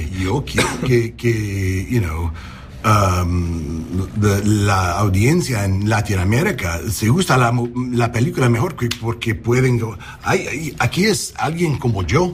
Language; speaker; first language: Spanish; early bilingual, heritage; English